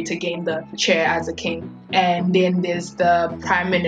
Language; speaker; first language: English; non-native, local second language; Swati